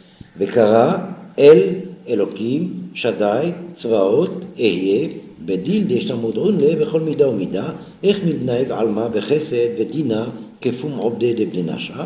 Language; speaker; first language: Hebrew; non-native, fluent; French